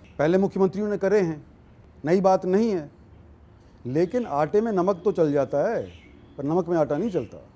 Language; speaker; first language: Hindi; native; Hindi